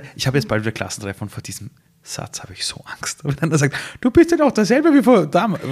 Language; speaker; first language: German; early bilingual, other home language; Persian